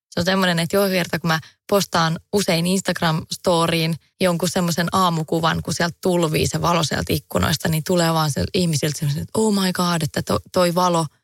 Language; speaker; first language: Finnish; native; Finnish